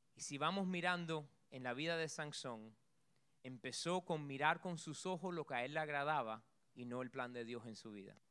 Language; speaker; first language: Spanish; early bilingual, heritage; Spanish